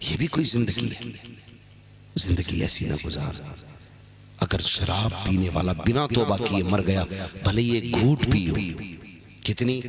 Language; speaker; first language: Hindi; native; Hindi